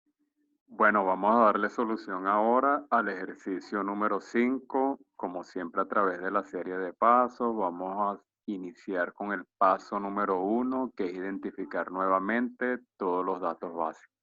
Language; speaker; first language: Spanish; native; Spanish